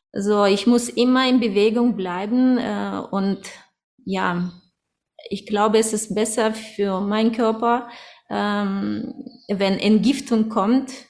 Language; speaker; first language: German; non-native, fluent; Russian